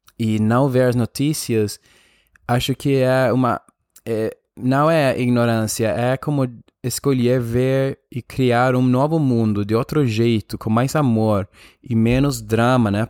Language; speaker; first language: Portuguese; non-native, fluent; Spanish